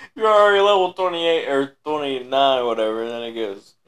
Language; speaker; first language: English; native; English